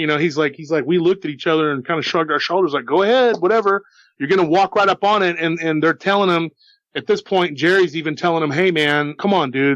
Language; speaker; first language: English; native; English